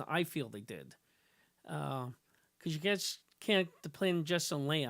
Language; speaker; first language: English; native; English